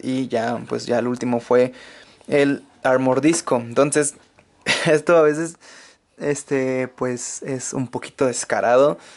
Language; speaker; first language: Spanish; native; Spanish